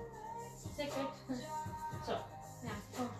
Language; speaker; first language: Swedish; non-native, learner; Cebuano